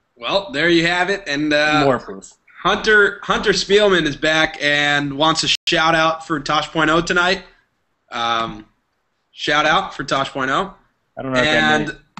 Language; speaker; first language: English; native; English